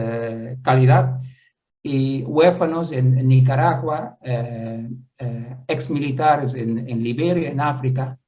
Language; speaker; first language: Spanish; non-native, fluent; Dutch